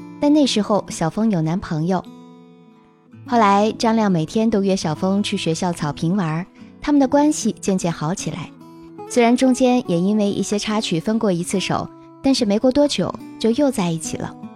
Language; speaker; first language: Chinese; native; Chinese